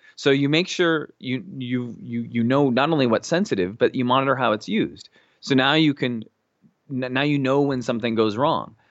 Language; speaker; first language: English; native; English